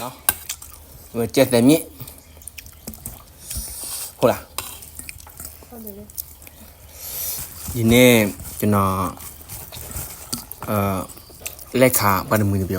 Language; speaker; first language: Burmese; non-native, learner; S'gaw Karen